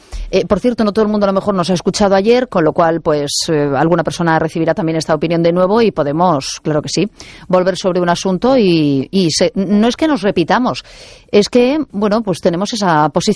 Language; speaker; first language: Spanish; native; Spanish